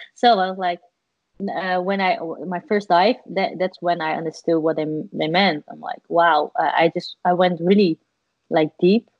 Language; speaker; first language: English; non-native, fluent; Dutch